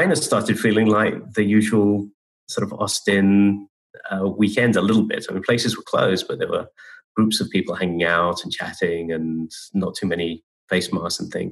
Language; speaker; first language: English; native; English